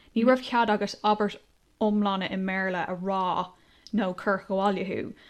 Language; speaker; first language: Irish; non-native, local second language; English